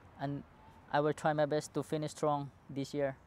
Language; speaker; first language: English; non-native, learner; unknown